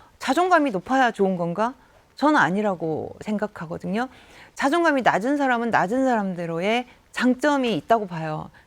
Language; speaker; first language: Korean; native; Korean